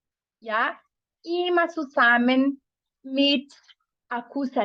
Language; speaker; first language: German; non-native, fluent; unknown